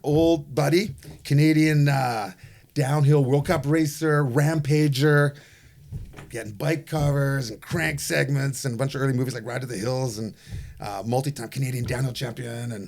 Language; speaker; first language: English; native; English